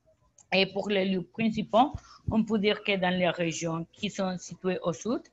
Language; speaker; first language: French; non-native, learner; Spanish